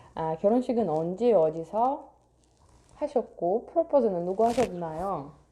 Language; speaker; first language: Korean; non-native, fluent; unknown